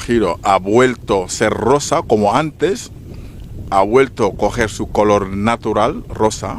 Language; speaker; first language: Spanish; non-native, fluent; Wolof